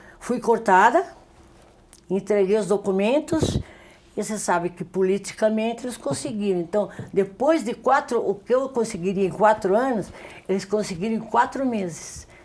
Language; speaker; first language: Portuguese; early bilingual, other home language; Spanish